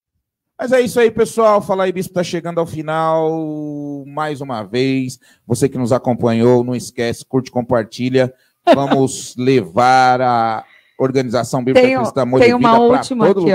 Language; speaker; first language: Portuguese; native; Portuguese